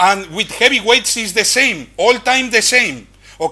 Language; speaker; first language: English; non-native, learner; Spanish